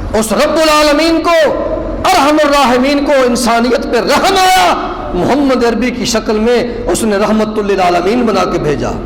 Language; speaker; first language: Urdu; non-native, local second language; Punjabi